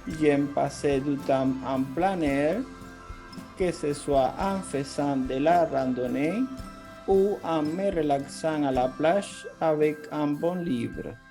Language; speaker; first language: French; non-native, fluent; Spanish